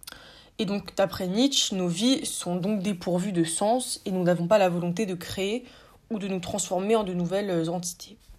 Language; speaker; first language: French; native; French